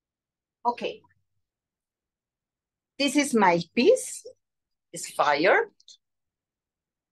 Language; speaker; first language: English; non-native, learner; Spanish